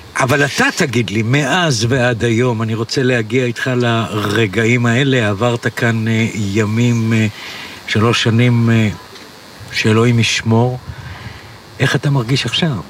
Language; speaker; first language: Hebrew; native; Hebrew